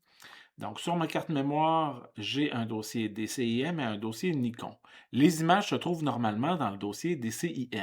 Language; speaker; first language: French; native; French